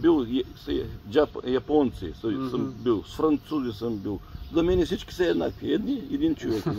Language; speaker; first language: Russian; non-native, learner; Bulgarian